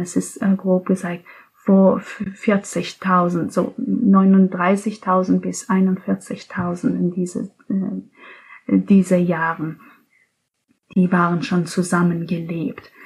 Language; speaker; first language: German; non-native, fluent; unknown